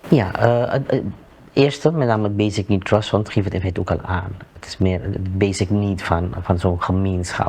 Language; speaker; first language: Dutch; native; Dutch